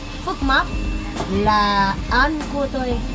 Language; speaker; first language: Vietnamese; non-native, learner; English